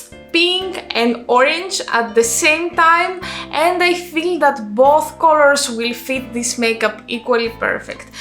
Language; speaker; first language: English; non-native, fluent; Greek